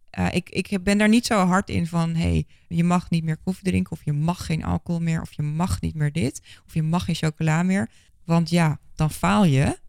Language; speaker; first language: Dutch; native; Dutch